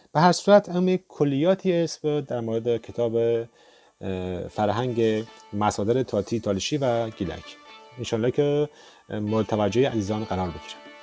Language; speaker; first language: Persian; non-native, local second language; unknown